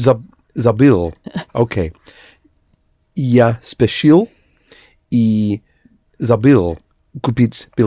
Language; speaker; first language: Russian; non-native, learner; English